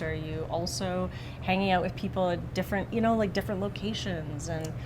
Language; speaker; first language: English; native; English